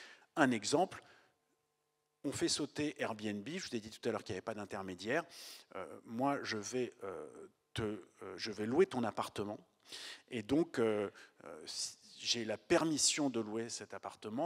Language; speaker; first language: French; native; French